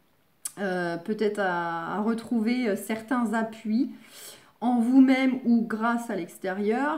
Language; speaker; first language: French; native; French